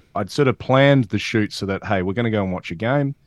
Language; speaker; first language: English; native; English